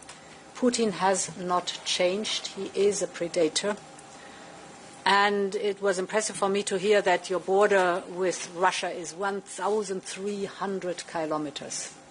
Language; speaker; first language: English; non-native, fluent; German